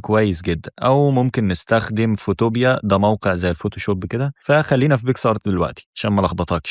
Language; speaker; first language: Arabic; native; Arabic